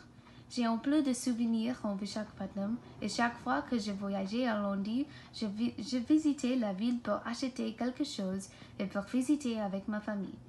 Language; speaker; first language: French; non-native, learner; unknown